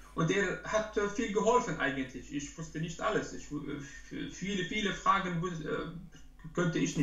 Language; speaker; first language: German; non-native, learner; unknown